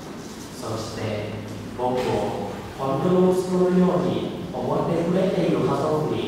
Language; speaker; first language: Japanese; non-native, fluent; Thai